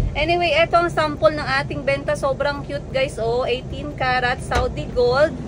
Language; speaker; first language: Filipino; non-native, local second language; Cebuano